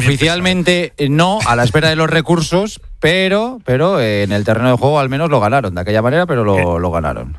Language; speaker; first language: Spanish; native; Spanish